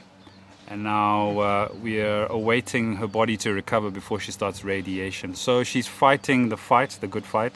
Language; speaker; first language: English; native; English